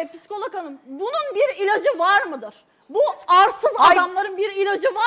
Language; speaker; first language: Turkish; native; Turkish